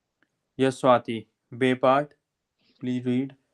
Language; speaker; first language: English; non-native, local second language; Hindi